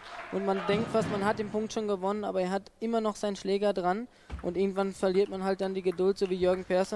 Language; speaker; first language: German; native; German